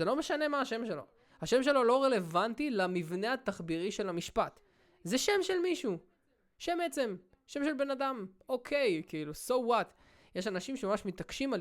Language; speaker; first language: Hebrew; native; Hebrew